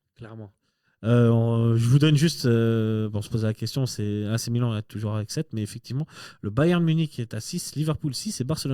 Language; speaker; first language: French; native; French